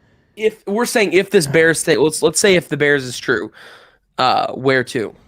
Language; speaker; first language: English; native; English